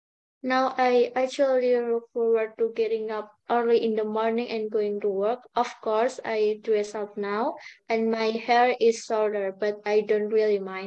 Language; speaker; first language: English; non-native, learner; Indonesian